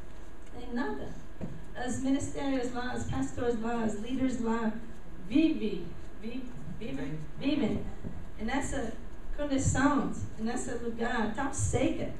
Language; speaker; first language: Portuguese; non-native, learner; English